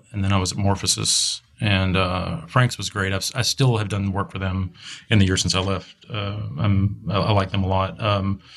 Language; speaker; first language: English; native; English